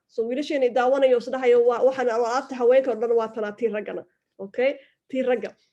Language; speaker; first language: Somali; early bilingual, heritage; Somali